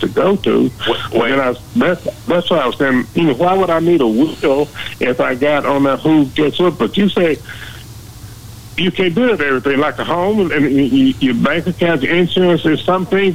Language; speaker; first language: English; native; English